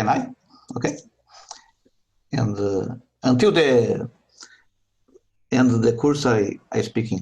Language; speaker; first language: English; non-native, learner; Portuguese